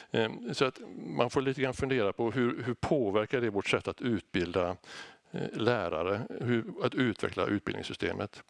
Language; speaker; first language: Swedish; native; Swedish